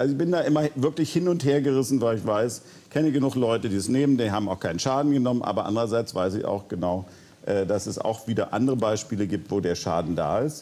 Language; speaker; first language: German; native; German